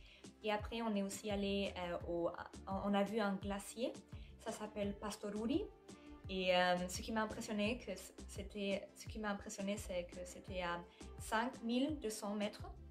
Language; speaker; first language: French; non-native, fluent; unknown